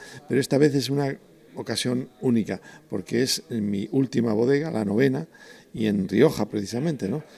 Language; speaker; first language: Spanish; native; Spanish